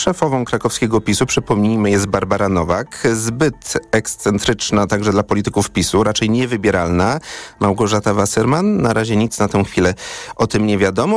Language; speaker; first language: Polish; native; Polish